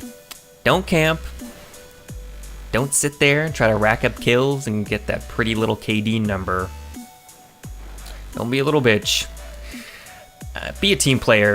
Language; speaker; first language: English; native; English